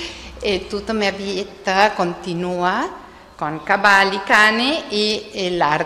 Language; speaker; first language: Italian; non-native, learner; Spanish